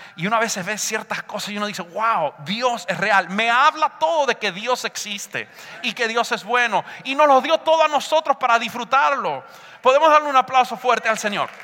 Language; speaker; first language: Spanish; early bilingual, heritage; Spanish